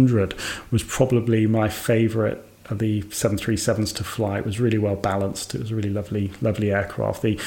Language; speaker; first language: English; native; English